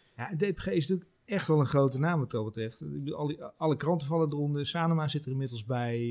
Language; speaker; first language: Dutch; native; Dutch